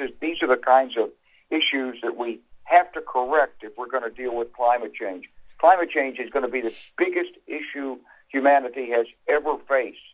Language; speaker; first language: English; native; English